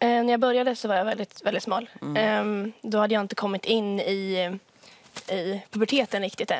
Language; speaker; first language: Swedish; native; Swedish